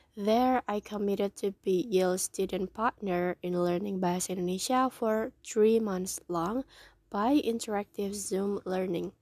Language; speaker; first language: English; non-native, fluent; Indonesian